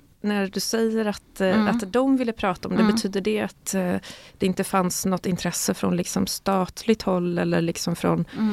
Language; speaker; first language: Swedish; native; Swedish